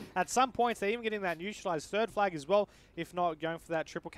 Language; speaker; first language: English; native; English